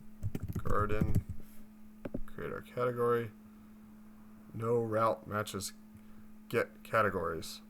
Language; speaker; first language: English; native; English